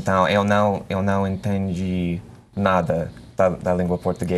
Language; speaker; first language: Portuguese; non-native, learner; English